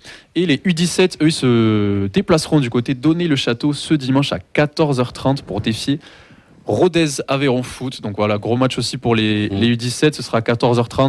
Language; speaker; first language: French; native; French